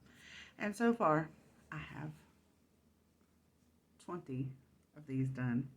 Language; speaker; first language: English; native; English